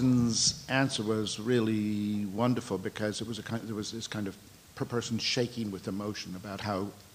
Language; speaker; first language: English; native; English